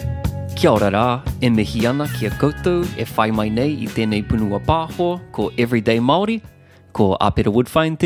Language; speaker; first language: Māori; non-native, local second language; English